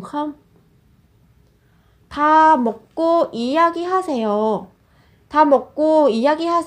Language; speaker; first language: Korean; non-native, fluent; Vietnamese